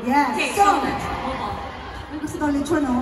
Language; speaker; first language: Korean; non-native, learner; Filipino